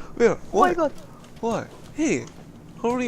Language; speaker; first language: English; non-native, learner; Korean